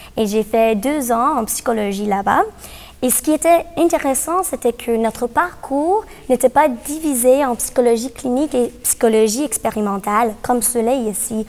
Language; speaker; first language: French; non-native, local second language; English